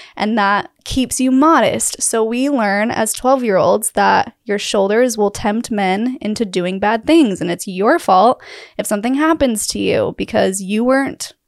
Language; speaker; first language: English; native; English